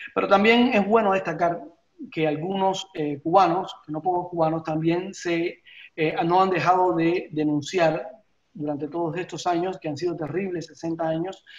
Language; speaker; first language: Spanish; native; Spanish